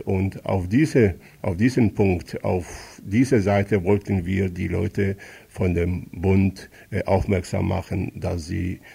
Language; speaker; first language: German; non-native, fluent; Arabic